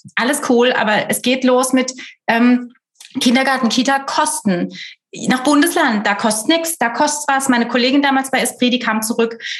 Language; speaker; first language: German; native; German